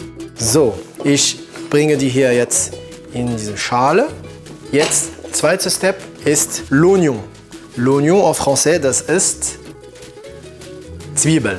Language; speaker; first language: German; non-native, fluent; French